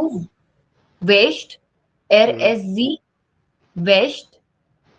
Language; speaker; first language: German; non-native, learner; Hindi